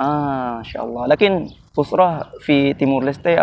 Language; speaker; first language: Arabic; non-native, learner; Indonesian